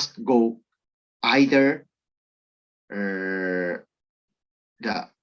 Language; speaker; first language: English; non-native, learner; Japanese